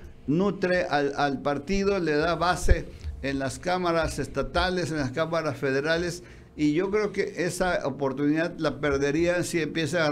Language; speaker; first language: Spanish; native; Spanish